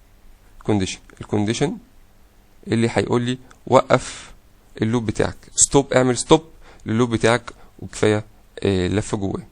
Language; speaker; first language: Arabic; native; Arabic